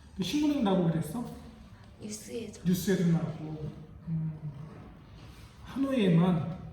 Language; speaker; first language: Korean; native; Korean